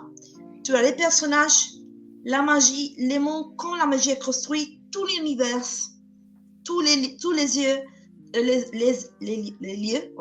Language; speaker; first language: French; non-native, fluent; Italian